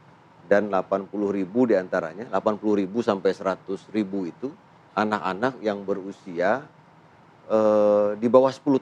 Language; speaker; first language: Indonesian; native; Indonesian